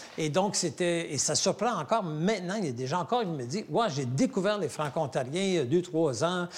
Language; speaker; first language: French; native; French